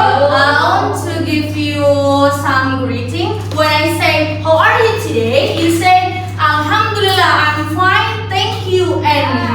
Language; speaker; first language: English; non-native, learner; Indonesian